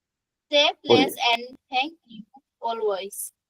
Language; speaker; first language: English; non-native, learner; Hindi